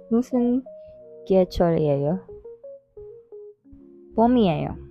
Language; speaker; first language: Korean; non-native, learner; Filipino